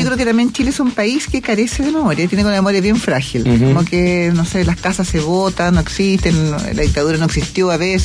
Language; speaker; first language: Spanish; native; Spanish